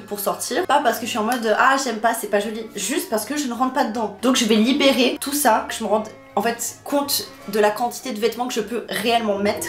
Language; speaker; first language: French; native; French